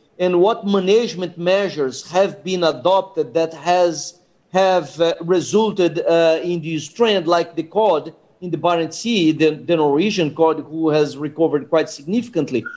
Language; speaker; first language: English; non-native, fluent; Portuguese